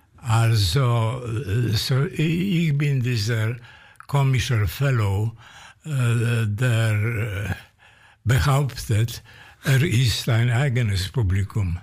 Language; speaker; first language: German; non-native, fluent; Polish